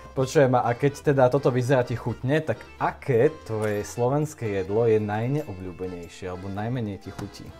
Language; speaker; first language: Slovak; native; Slovak